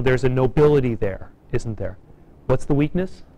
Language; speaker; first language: English; native; English